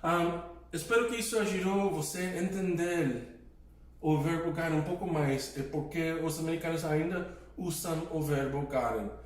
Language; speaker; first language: Portuguese; non-native, fluent; English